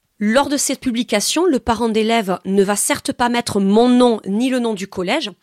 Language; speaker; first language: French; native; French